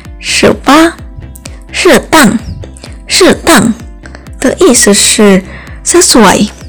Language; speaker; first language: Chinese; non-native, learner; Indonesian